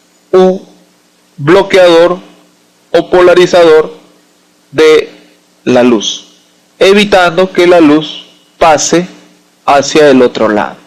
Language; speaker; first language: Spanish; native; Spanish